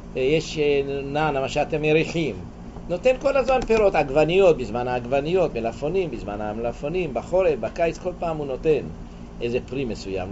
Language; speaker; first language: Hebrew; native; Hebrew